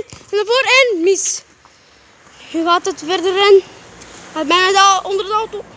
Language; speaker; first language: Dutch; non-native, local second language; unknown